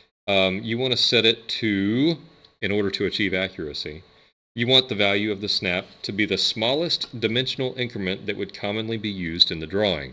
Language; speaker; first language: English; native; English